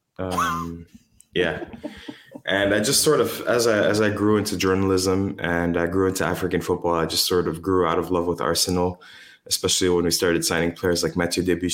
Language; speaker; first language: English; native; English